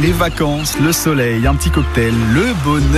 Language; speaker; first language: French; native; French